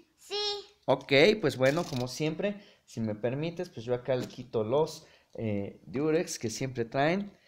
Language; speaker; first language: Spanish; native; Spanish